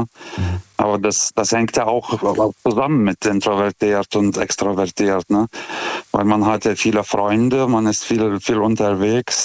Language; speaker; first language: German; non-native, fluent; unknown